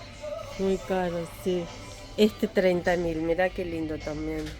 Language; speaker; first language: Spanish; non-native, fluent; Russian